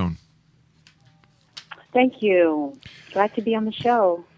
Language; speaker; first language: English; native; English